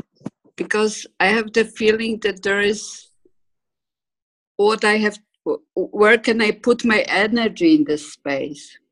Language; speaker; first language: English; non-native, fluent; Polish